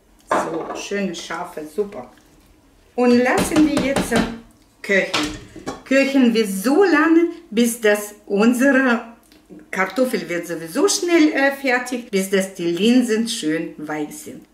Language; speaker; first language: German; non-native, fluent; Russian